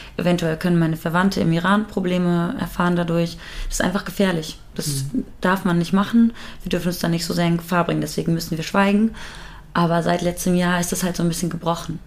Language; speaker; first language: German; early bilingual, other home language; Persian